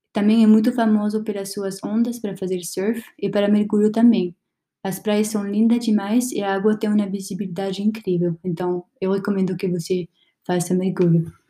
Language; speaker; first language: Portuguese; non-native, learner; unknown